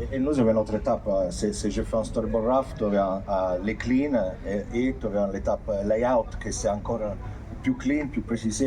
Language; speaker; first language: French; non-native, fluent; Italian